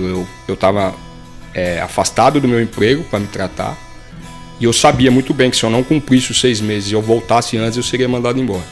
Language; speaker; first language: Portuguese; native; Portuguese